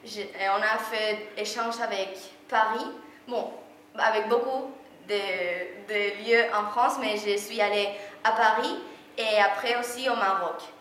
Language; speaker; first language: French; non-native, learner; Spanish